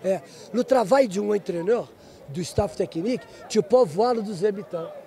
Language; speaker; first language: French; non-native, fluent; Portuguese